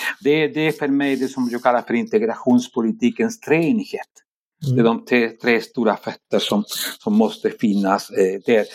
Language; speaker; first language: Swedish; non-native, fluent; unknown